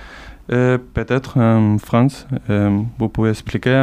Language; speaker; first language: French; non-native, fluent; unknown